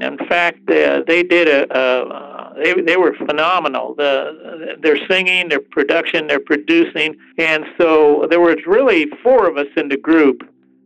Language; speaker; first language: English; early bilingual, other home language; Spanish